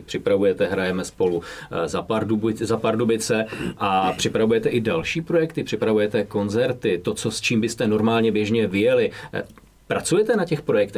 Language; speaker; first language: Czech; native; Czech